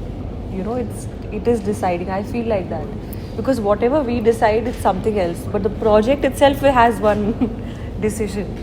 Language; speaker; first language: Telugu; non-native, learner; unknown